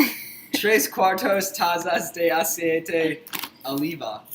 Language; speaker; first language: Spanish; non-native, learner; English